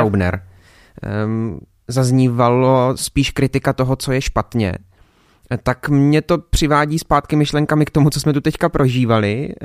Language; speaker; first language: Czech; native; Czech